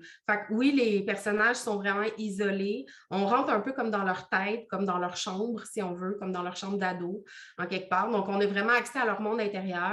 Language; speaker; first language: French; native; French